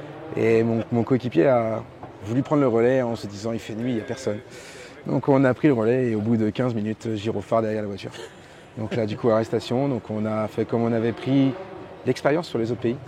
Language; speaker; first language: French; native; French